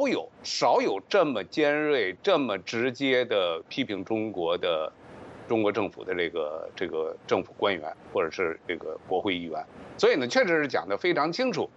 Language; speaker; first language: Chinese; native; Chinese